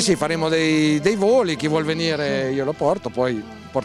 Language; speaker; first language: Italian; early bilingual, heritage; Italian